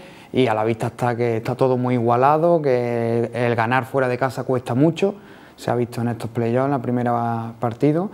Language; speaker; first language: Spanish; native; Spanish